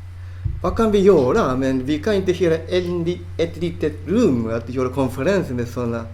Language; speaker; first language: Swedish; non-native, fluent; Japanese